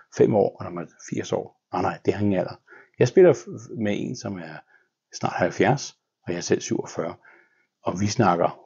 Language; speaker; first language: Danish; native; Danish